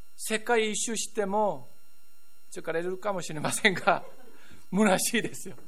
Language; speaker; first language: Japanese; non-native, fluent; Korean